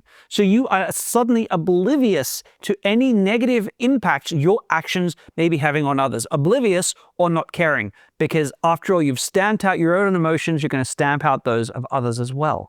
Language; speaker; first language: English; native; English